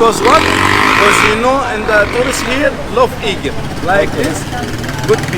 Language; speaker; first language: English; non-native, learner; Arabic